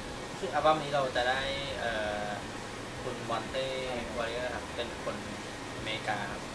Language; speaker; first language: Thai; native; Thai